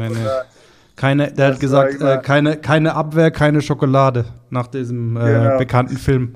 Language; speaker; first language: German; native; German